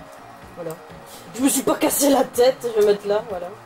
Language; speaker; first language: French; native; French